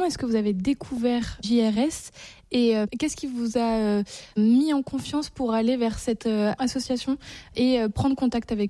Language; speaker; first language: French; native; French